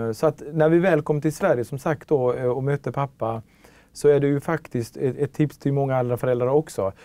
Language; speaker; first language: Swedish; early bilingual, other home language; Tigrinya